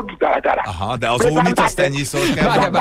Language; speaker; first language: Hungarian; native; Hungarian